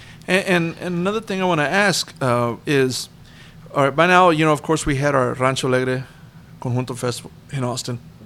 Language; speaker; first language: English; early bilingual, other home language; Spanish